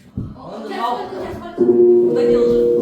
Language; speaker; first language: Russian; non-native, local second language; Yakut